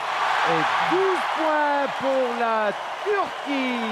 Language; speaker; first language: French; non-native, fluent; Turkish